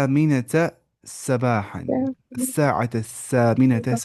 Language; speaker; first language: Arabic; non-native, fluent; Urdu